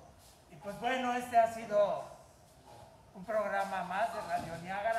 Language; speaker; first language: Spanish; native; Spanish